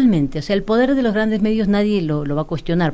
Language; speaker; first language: Spanish; native; Spanish